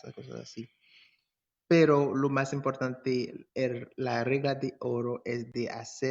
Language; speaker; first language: Spanish; non-native, fluent; English